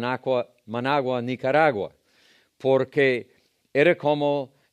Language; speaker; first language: Spanish; non-native, fluent; English